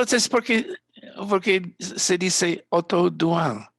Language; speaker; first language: Spanish; non-native, fluent; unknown